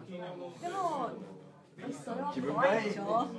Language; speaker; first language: Japanese; non-native, learner; Thai